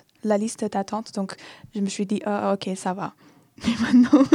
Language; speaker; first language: French; non-native, fluent; Chinese